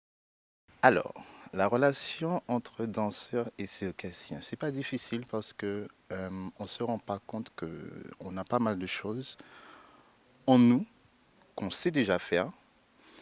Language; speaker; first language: French; native; French